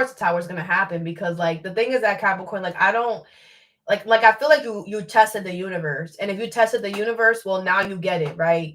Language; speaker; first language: English; native; English